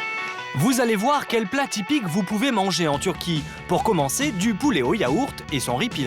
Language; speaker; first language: French; native; French